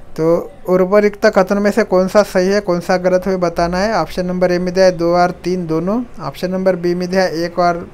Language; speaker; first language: Hindi; non-native, local second language; Marathi